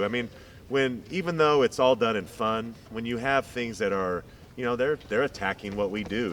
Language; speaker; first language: English; native; English